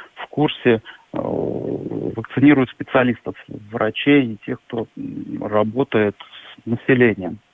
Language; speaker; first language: Russian; native; Russian